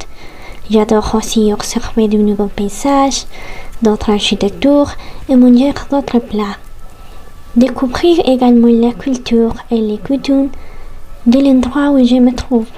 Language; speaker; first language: French; non-native, learner; Spanish